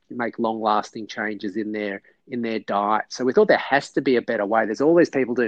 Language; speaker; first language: English; native; English